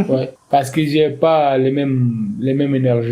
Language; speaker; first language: French; non-native, learner; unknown